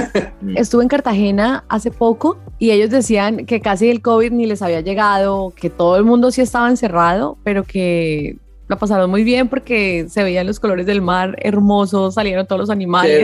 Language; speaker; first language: Spanish; native; Spanish